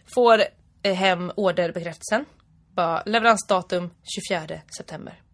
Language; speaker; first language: Swedish; native; Swedish